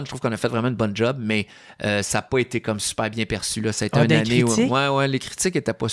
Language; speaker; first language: French; native; French